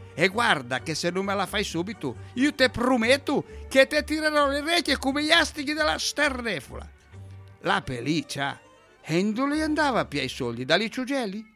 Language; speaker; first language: Italian; native; Italian